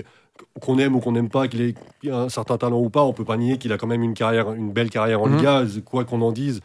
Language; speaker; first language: French; native; French